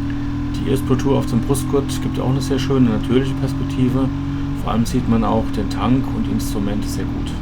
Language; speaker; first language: German; native; German